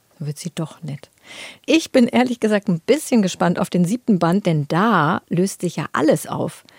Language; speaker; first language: German; native; German